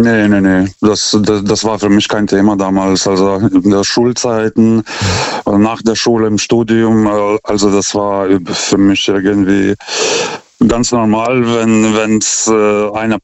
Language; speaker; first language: German; non-native, fluent; Lithuanian